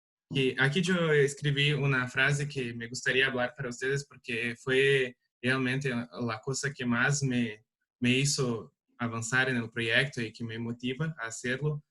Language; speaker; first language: Spanish; non-native, learner; Portuguese